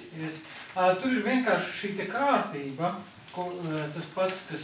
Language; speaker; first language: Latvian; native; Latvian